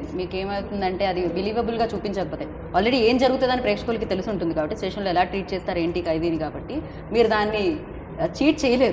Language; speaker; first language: Telugu; native; Telugu